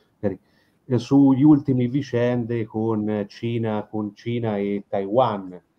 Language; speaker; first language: Italian; native; Italian